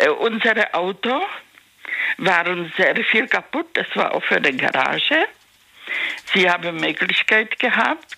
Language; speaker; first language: German; non-native, learner; Czech